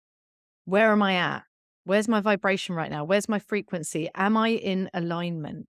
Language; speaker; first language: English; native; English